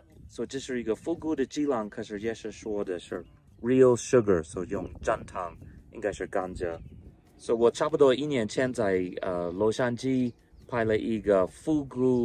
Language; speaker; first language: Chinese; non-native, fluent; English